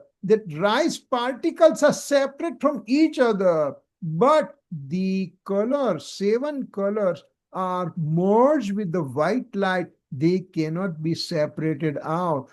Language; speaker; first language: English; non-native, local second language; Gujarati